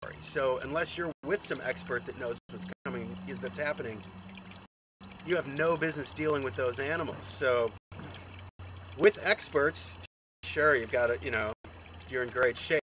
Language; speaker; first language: English; native; English